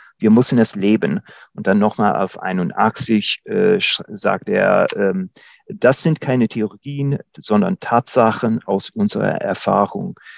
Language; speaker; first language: German; non-native, fluent; English